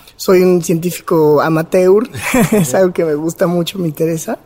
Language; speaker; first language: Spanish; native; Spanish